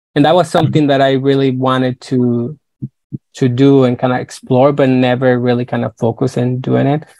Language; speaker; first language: English; non-native, fluent; Spanish